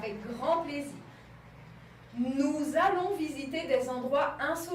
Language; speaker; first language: French; non-native, fluent; Portuguese